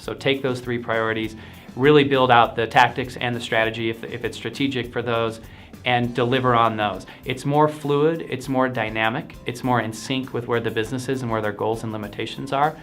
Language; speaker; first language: English; native; English